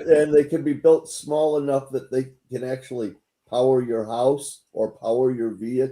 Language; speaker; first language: English; native; English